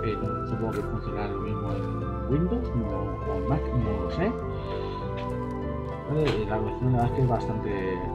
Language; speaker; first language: Spanish; native; Spanish